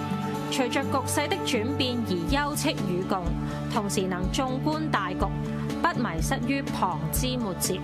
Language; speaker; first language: Chinese; native; Chinese